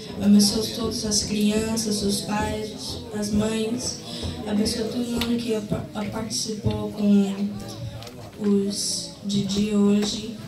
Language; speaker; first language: Portuguese; early bilingual, heritage; Portuguese